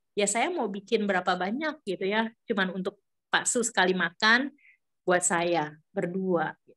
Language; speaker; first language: Indonesian; native; Indonesian